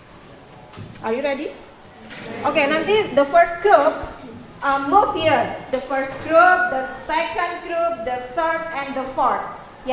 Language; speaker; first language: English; non-native, fluent; Indonesian